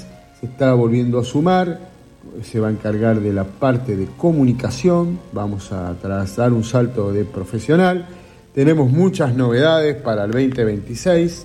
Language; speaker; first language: Spanish; native; Spanish